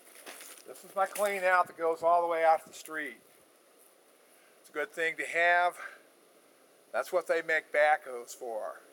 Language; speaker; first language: English; native; English